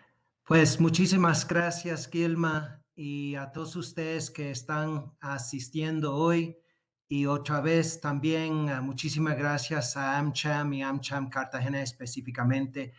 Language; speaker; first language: Spanish; non-native, fluent; English